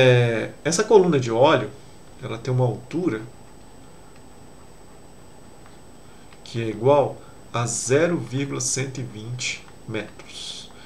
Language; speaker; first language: Portuguese; native; Portuguese